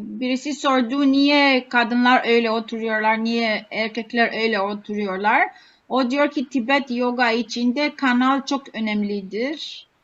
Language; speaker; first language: Turkish; non-native, learner; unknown